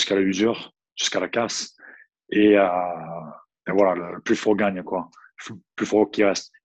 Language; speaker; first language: French; non-native, fluent; English